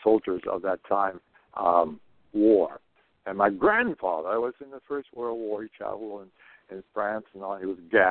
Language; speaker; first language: English; native; English